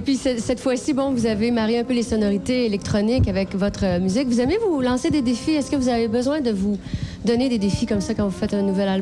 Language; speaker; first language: French; native; French